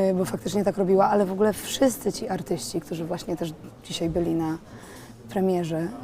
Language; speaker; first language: Polish; native; Polish